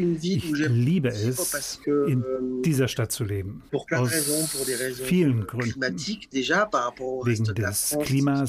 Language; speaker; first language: German; non-native, fluent; French